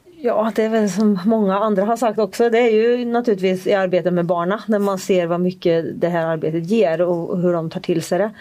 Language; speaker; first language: Swedish; native; Swedish